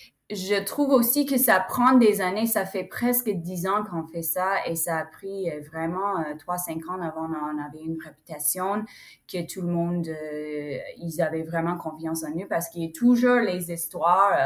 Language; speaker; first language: French; non-native, fluent; English